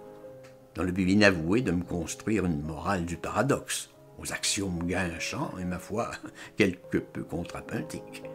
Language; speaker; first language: French; native; French